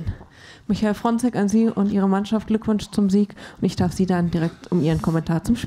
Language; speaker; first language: German; native; German